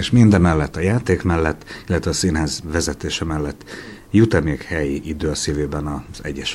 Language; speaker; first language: Hungarian; native; Hungarian